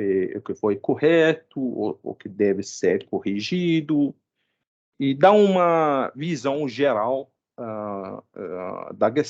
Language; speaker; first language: Portuguese; non-native, fluent; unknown